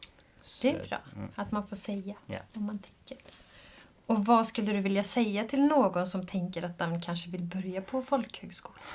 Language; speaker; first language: Swedish; native; Swedish